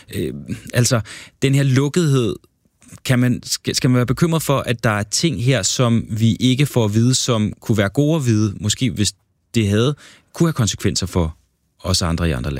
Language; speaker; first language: Danish; native; Danish